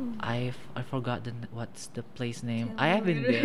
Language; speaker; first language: English; non-native, fluent; Indonesian